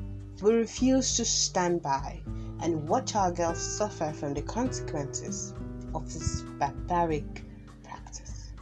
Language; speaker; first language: English; non-native, local second language; Yoruba